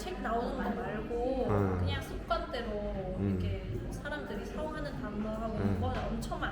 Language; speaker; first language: Korean; non-native, fluent; Vietnamese